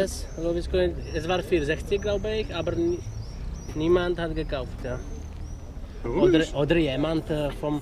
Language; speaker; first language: German; non-native, learner; Czech